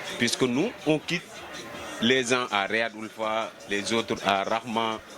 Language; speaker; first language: French; non-native, local second language; Wolof